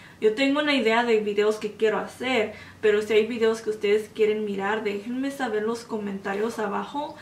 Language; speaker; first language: Spanish; early bilingual, heritage; Spanish